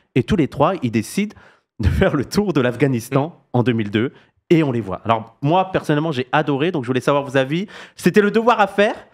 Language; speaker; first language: French; native; French